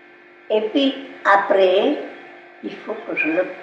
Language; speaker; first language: French; non-native, local second language; Basque